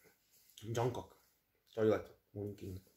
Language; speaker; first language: Indonesian; non-native, learner; Czech